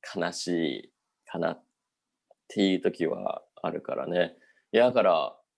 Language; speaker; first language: Japanese; native; Japanese